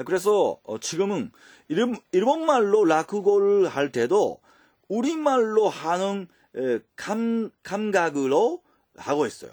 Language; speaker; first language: Korean; non-native, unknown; Japanese